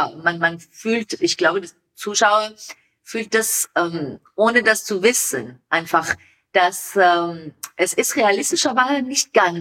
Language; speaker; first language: German; non-native, learner; Persian